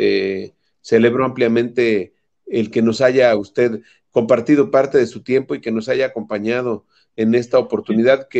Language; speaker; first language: Spanish; native; Spanish